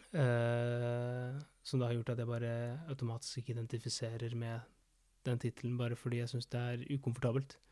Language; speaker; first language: Norwegian; early bilingual, other home language; Spanish